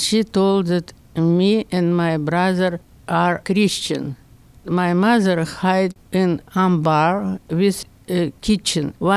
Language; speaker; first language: English; non-native, learner; Russian